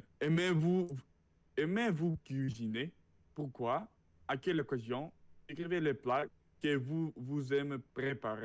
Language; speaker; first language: French; non-native, learner; Russian